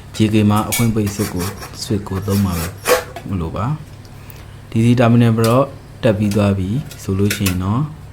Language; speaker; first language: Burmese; native; Burmese